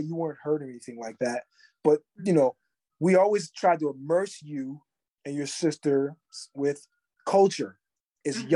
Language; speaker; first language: English; native; English